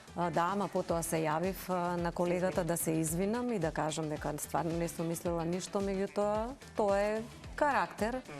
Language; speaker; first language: Macedonian; native; Macedonian